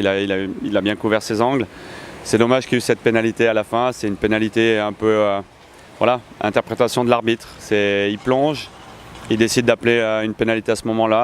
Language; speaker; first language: French; native; French